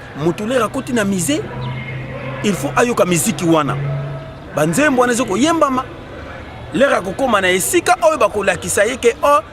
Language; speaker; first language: Lingala; non-native, local second language; Kongo